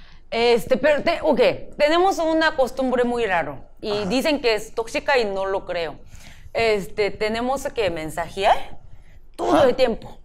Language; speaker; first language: Spanish; non-native, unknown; Korean